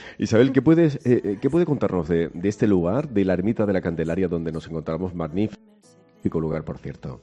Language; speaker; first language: Spanish; native; Spanish